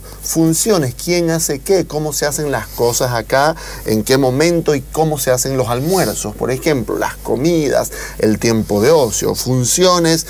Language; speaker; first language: Spanish; native; Spanish